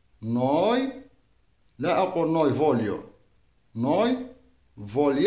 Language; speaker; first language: Italian; non-native, fluent; Arabic